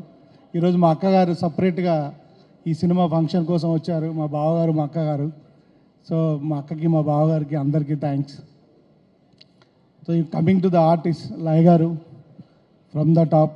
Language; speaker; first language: Telugu; native; Telugu